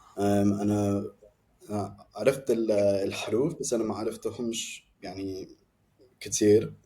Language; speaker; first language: Egyptian Arabic; non-native, fluent; English